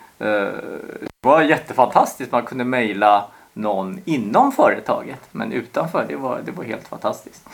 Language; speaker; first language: Swedish; early bilingual, other home language; Korean